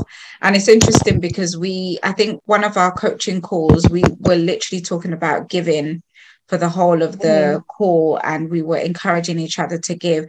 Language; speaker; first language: English; non-native, local second language; Krio